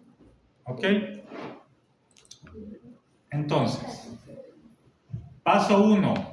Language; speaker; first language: Spanish; native; Spanish